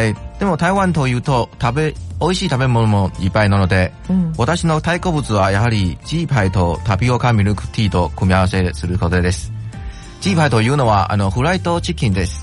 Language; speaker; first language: Japanese; non-native, learner; Chinese